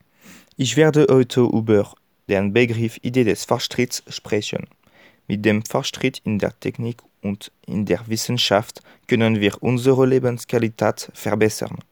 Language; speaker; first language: German; non-native, learner; French